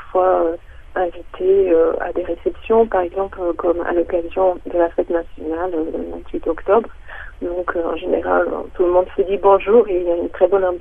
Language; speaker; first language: French; non-native, fluent; Czech